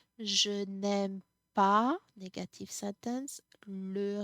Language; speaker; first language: French; non-native, fluent; English